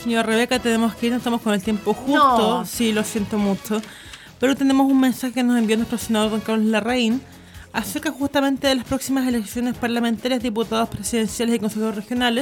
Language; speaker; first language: Spanish; native; Spanish